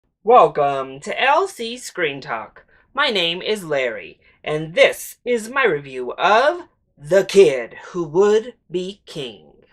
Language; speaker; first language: English; native; English